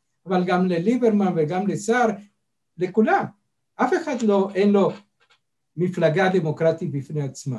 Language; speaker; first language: Hebrew; non-native, fluent; Spanish